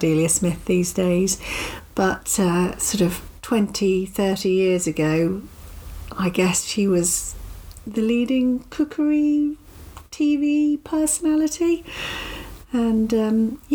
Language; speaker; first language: English; native; English